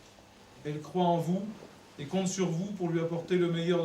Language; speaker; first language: French; native; French